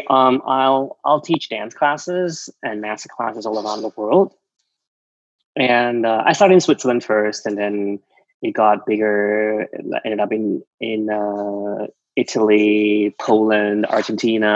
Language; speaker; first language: English; non-native, fluent; Vietnamese